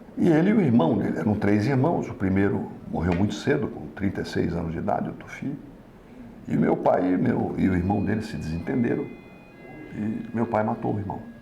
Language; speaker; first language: Portuguese; native; Portuguese